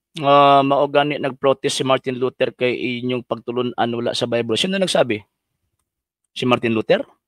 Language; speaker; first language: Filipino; non-native, local second language; Cebuano